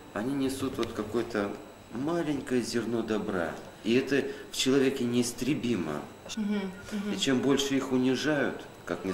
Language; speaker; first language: Russian; native; Russian